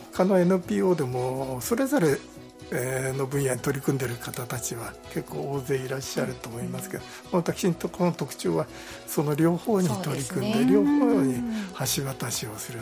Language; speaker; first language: Japanese; native; Japanese